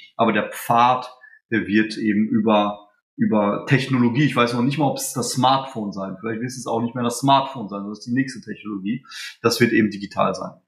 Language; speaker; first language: German; early bilingual, other home language; Polish